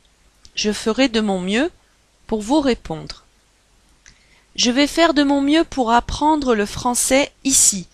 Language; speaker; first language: French; non-native, learner; Chinese